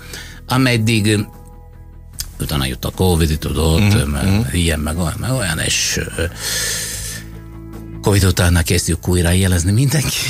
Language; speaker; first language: Hungarian; non-native, fluent; Italian